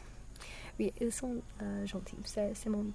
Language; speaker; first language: French; non-native, learner; English